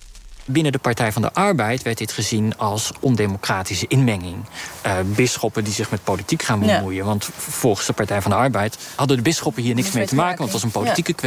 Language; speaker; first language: Dutch; native; Dutch